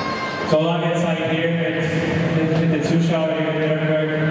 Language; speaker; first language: German; non-native, learner; English